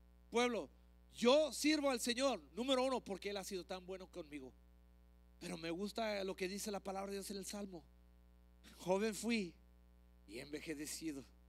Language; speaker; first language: Spanish; early bilingual, heritage; Spanish